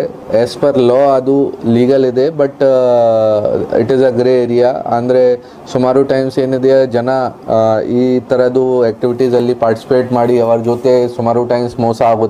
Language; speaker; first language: Kannada; non-native, local second language; Hindi